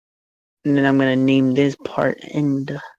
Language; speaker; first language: English; native; English